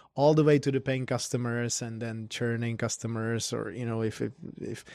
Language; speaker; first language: English; non-native, fluent; Czech